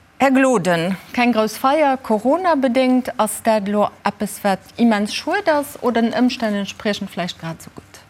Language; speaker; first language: Luxembourgish; native; Luxembourgish